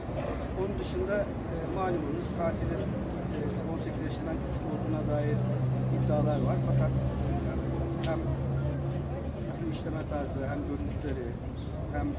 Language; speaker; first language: Turkish; native; Turkish